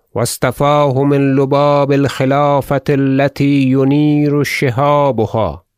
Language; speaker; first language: Arabic; non-native, fluent; Persian